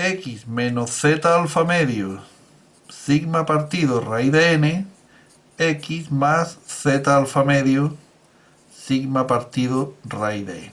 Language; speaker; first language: Spanish; native; Spanish